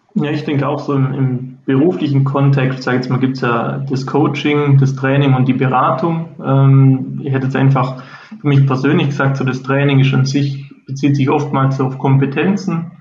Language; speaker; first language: German; native; German